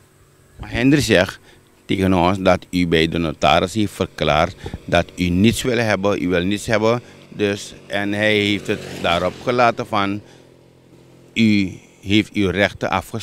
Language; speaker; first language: Dutch; native; Dutch